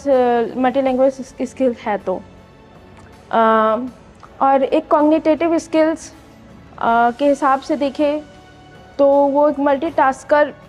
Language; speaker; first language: Hindi; native; Hindi